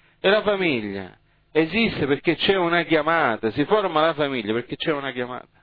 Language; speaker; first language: Italian; early bilingual, heritage; English